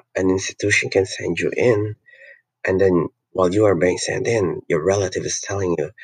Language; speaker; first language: English; non-native, local second language; Filipino